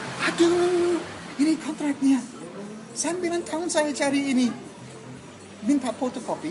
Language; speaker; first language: Indonesian; non-native, learner; English